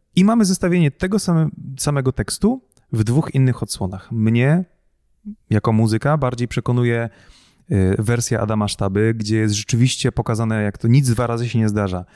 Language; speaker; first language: Polish; native; Polish